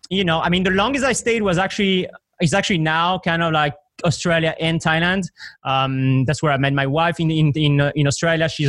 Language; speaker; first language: English; non-native, fluent; French